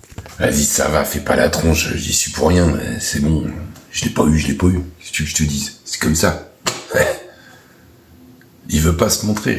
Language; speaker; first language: French; native; French